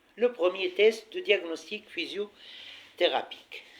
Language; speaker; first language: French; non-native, local second language; Arabic